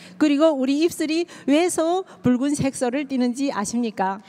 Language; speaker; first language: Korean; native; Korean